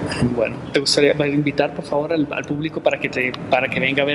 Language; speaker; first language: Spanish; native; Spanish